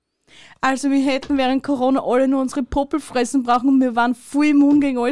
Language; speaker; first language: German; native; German